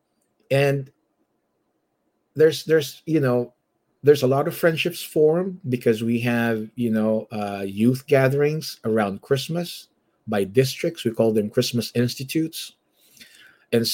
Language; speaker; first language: English; non-native, local second language; Filipino